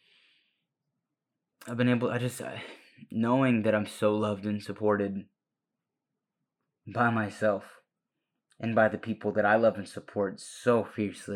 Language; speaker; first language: English; early bilingual, other home language; Spanish